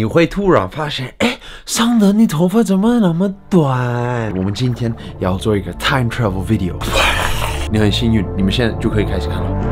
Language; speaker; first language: Chinese; non-native, fluent; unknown